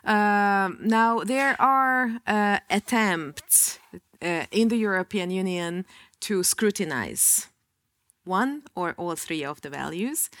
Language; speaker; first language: English; non-native, fluent; Hungarian